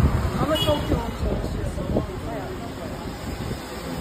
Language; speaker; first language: Turkish; non-native, fluent; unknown